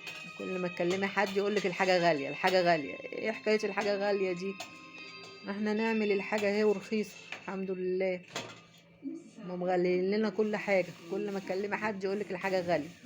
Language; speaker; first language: Arabic; native; Arabic